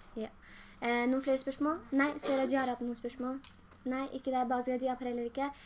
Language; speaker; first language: Norwegian; early bilingual, other home language; Urdu